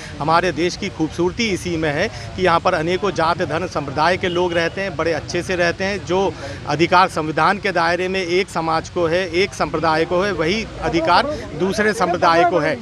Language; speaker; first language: Hindi; native; Hindi